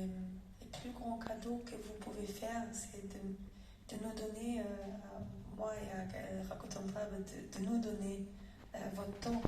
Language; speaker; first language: French; non-native, fluent; German